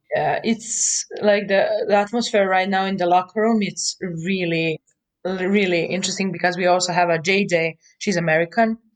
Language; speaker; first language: English; non-native, fluent; Serbian